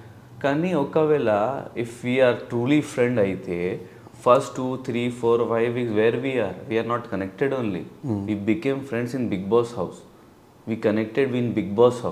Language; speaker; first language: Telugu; non-native, local second language; Hindi